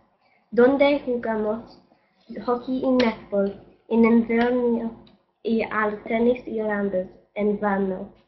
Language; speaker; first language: Spanish; non-native, learner; English